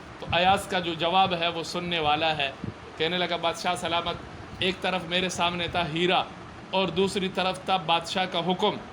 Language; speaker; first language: Urdu; non-native, local second language; Punjabi